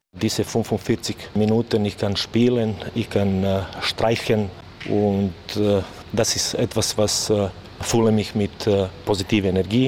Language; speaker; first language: German; non-native, learner; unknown